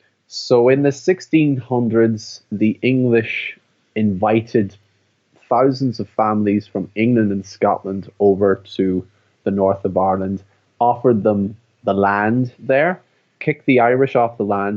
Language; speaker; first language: English; native; English